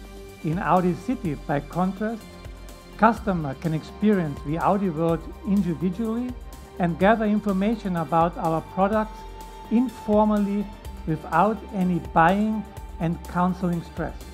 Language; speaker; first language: English; non-native, fluent; German